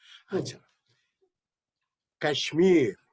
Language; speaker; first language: Hindi; non-native, local second language; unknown